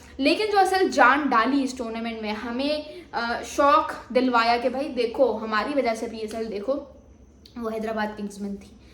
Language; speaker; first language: Urdu; non-native, local second language; Sindhi